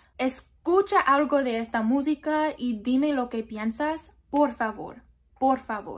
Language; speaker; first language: Spanish; non-native, learner; English